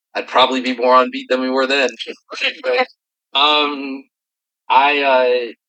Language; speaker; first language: English; native; English